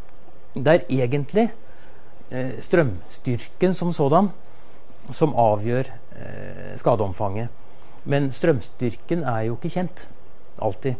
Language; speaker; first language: Norwegian; native; Norwegian